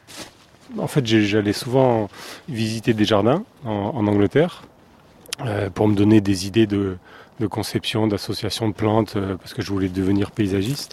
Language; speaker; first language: French; native; French